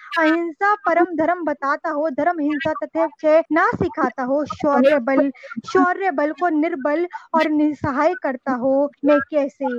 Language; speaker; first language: Hindi; native; Hindi